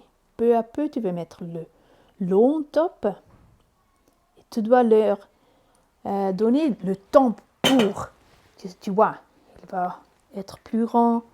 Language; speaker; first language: French; non-native, learner; Italian